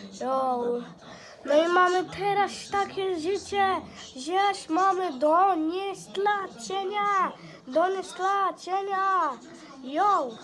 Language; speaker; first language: Polish; non-native, learner; English